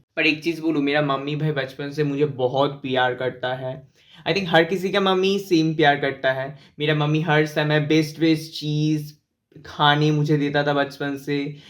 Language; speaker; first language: Hindi; non-native, local second language; Bangla